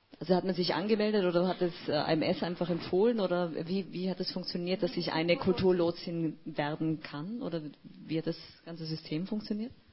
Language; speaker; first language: German; native; German